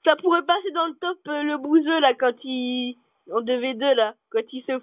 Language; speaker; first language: French; native; French